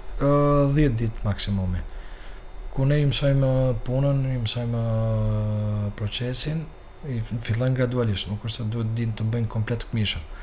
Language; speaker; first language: Albanian; native; Albanian